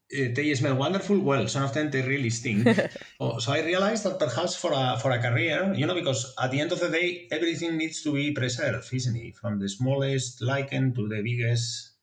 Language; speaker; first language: English; non-native, fluent; Spanish